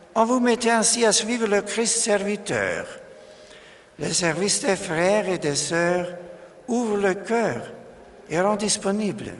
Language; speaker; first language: French; non-native, fluent; German